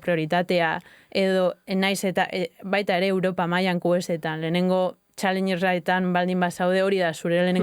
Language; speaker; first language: Basque; native; Basque